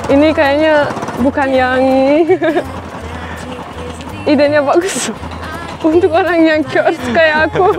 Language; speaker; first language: Indonesian; non-native, fluent; Turkish